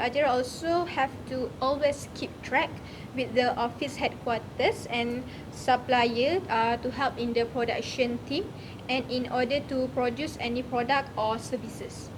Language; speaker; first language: English; non-native, learner; Malay